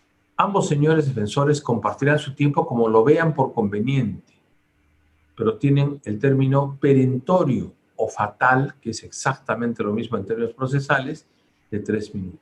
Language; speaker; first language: Spanish; native; Spanish